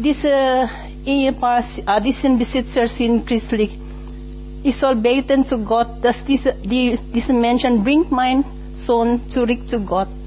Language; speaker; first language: German; non-native, learner; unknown